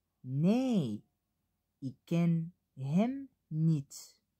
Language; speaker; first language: Dutch; non-native, fluent; Arabic